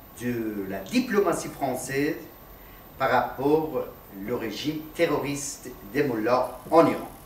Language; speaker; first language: French; non-native, fluent; Persian